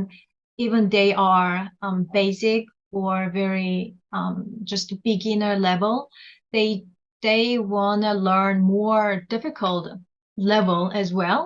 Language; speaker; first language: English; non-native, learner; Korean